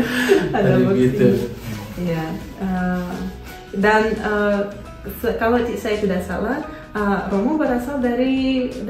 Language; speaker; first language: Indonesian; non-native, fluent; Russian